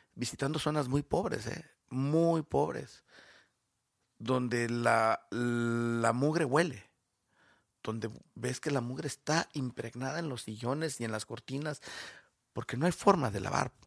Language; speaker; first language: Spanish; native; Spanish